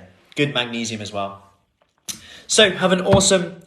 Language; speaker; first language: English; native; English